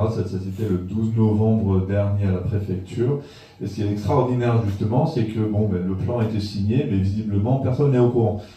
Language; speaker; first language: French; native; French